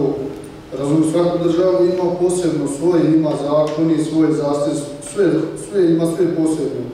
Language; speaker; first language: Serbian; non-native, learner; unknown